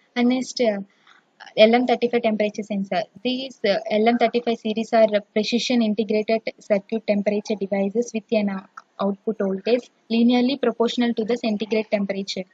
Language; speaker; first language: English; non-native, local second language; Telugu